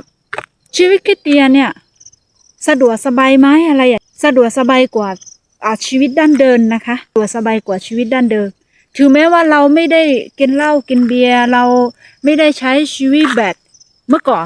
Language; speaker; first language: Thai; non-native, fluent; Akha